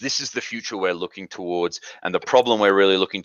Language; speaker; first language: English; native; English